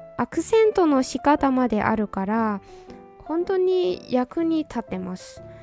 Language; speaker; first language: Japanese; non-native, fluent; Burmese